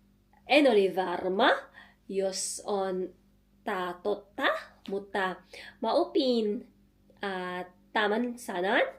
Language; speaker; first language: Finnish; non-native, learner; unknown